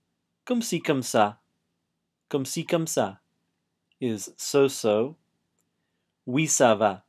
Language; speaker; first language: French; non-native, fluent; English